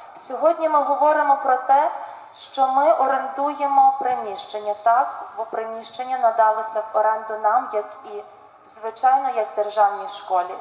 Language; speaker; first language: Ukrainian; native; Ukrainian